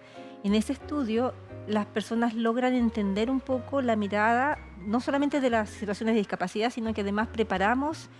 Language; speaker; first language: Spanish; native; Spanish